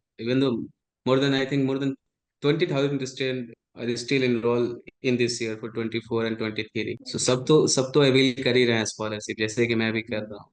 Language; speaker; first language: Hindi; native; Hindi